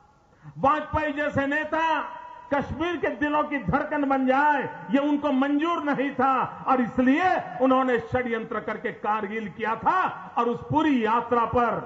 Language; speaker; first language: Hindi; non-native, local second language; Gujarati